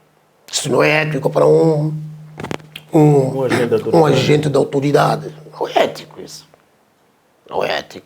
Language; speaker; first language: Portuguese; non-native, local second language; Tsonga